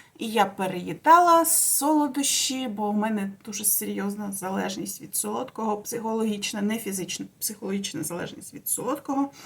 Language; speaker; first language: Ukrainian; non-native, local second language; Russian